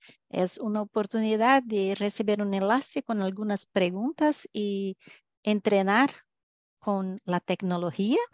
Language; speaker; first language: Spanish; non-native, fluent; Portuguese